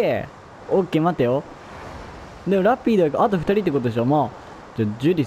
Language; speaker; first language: Japanese; native; Japanese